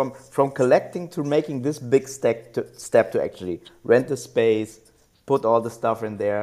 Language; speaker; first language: English; non-native, fluent; German